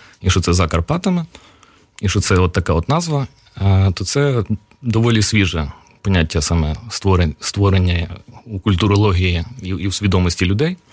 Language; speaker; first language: Ukrainian; native; Ukrainian